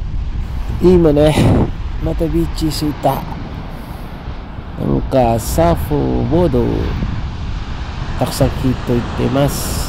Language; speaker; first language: Japanese; non-native, learner; Bikol